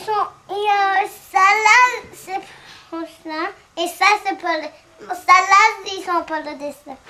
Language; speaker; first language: French; early bilingual, heritage; French